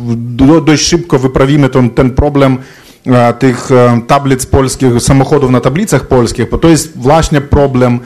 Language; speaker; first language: Polish; non-native, fluent; Ukrainian